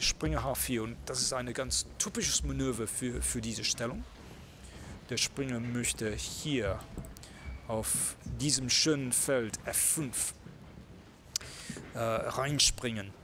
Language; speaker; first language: German; non-native, fluent; English